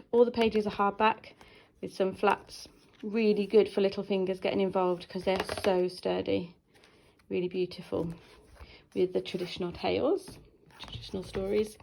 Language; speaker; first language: English; native; English